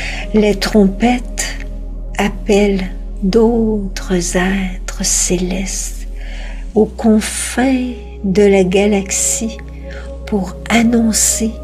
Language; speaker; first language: French; native; French